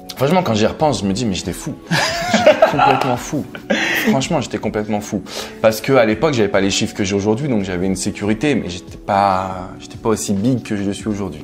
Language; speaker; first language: French; native; French